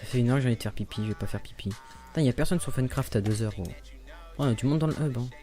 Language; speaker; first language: French; native; French